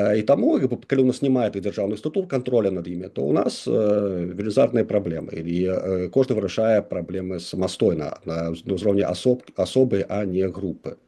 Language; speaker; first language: Belarusian; non-native, local second language; Russian